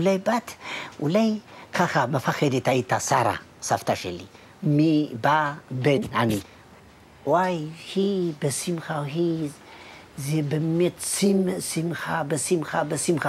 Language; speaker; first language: Hebrew; non-native, learner; Amharic